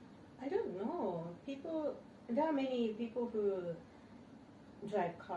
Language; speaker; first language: English; non-native, learner; Japanese